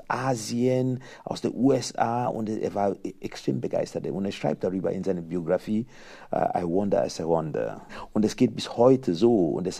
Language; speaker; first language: German; non-native, fluent; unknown